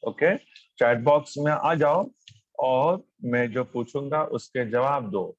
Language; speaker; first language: Hindi; non-native, local second language; Marathi